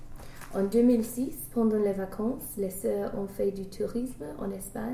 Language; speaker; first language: French; non-native, learner; English